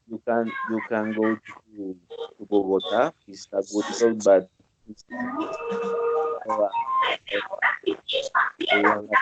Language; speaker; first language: English; non-native, learner; Spanish